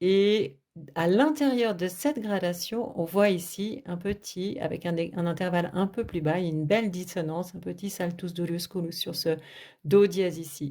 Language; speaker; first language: French; native; French